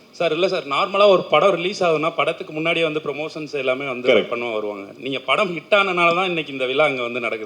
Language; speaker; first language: Tamil; native; Tamil